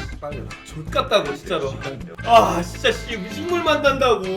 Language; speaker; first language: Korean; native; Korean